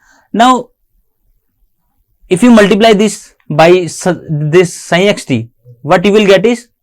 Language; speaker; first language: English; non-native, local second language; Hindi